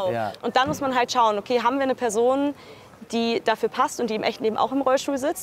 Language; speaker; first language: German; native; German